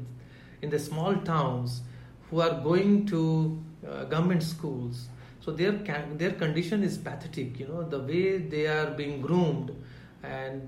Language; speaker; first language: English; non-native, local second language; Hindi